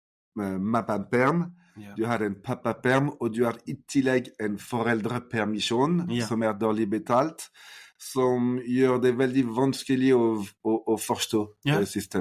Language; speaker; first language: Norwegian; non-native, fluent; French